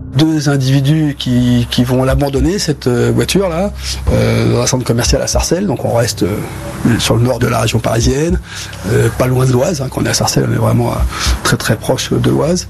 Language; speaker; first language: French; native; French